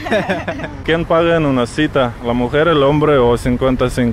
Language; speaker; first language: Spanish; non-native, fluent; Russian